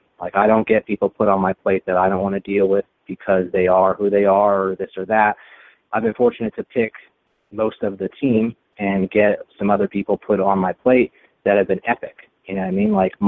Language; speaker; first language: English; native; English